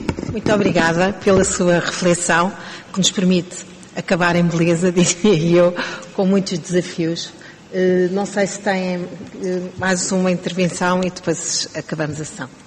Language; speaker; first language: Portuguese; native; Portuguese